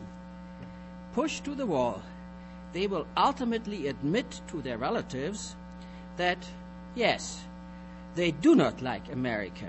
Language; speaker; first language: English; non-native, fluent; German